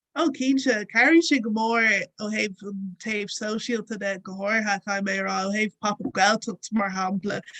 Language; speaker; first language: Irish; non-native, local second language; Yoruba